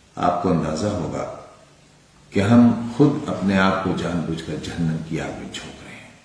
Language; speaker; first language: Urdu; native; Urdu